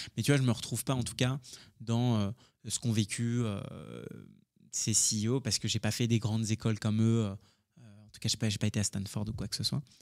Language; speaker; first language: French; early bilingual, other home language; Hindi